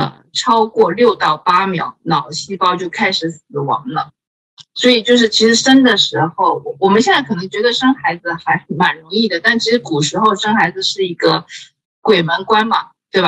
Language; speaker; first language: Chinese; native; Chinese